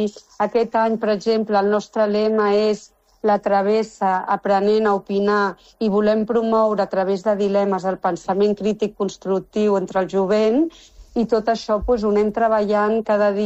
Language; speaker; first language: Catalan; non-native, local second language; Spanish